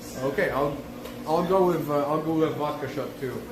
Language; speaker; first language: English; non-native, fluent; Polish